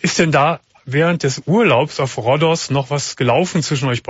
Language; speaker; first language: German; native; German